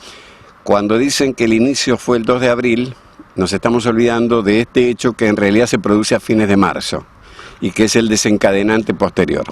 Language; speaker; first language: Spanish; native; Spanish